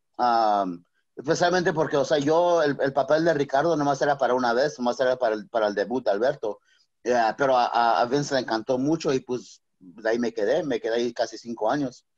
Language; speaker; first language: Spanish; native; Spanish